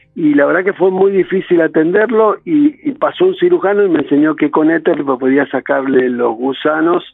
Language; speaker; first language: Spanish; native; Spanish